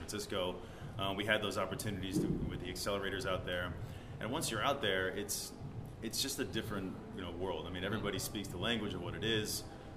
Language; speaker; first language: English; native; English